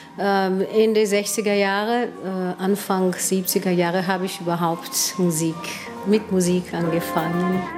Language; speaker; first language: German; non-native, fluent; Portuguese